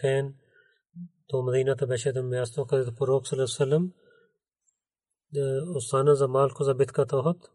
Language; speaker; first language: Bulgarian; non-native, learner; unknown